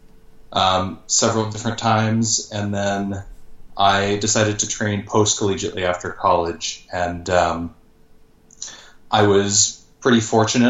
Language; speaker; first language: English; native; English